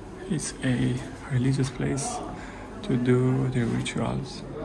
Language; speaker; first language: English; non-native, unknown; Persian